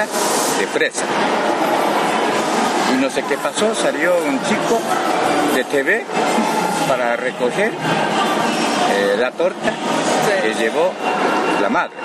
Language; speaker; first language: Spanish; non-native, fluent; Japanese